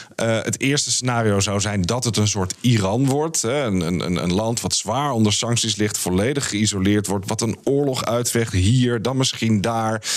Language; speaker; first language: Dutch; native; Dutch